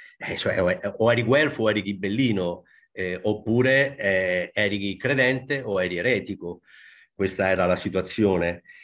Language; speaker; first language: Italian; native; Italian